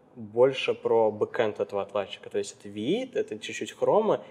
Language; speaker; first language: Russian; native; Russian